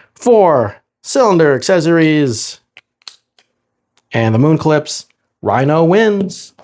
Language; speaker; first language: English; native; English